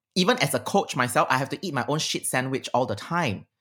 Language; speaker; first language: English; native; English